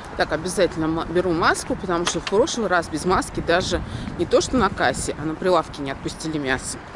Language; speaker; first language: Russian; native; Russian